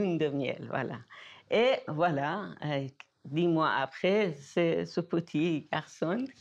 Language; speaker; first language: French; non-native, fluent; Persian